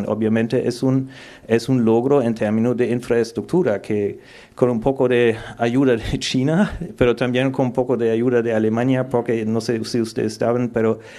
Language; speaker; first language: Spanish; non-native, fluent; German